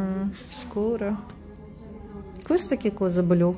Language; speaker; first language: Italian; non-native, learner; Russian